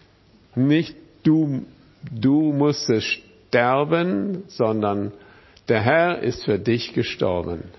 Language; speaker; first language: German; non-native, fluent; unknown